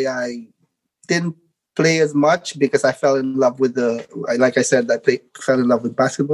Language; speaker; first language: English; non-native, local second language; Filipino